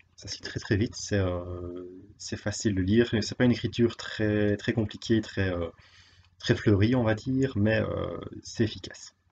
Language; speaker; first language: French; native; French